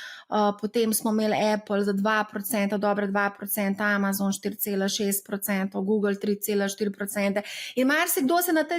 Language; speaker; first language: Slovenian; native; Slovenian